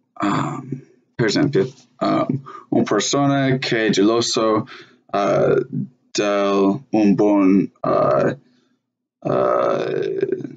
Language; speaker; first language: Italian; non-native, learner; English